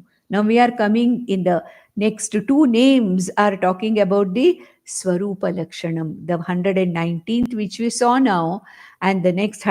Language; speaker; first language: English; non-native, local second language; Konkani